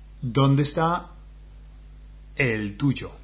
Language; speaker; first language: Spanish; non-native, learner; English